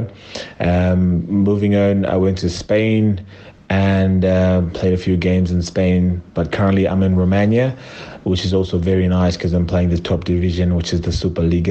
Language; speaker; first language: English; non-native, local second language; Shona